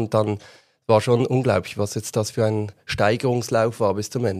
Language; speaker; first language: German; native; German